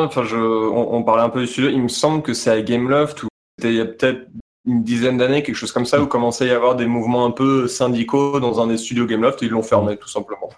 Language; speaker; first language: French; native; French